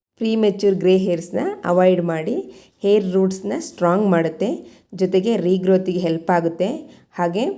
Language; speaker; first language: Kannada; native; Kannada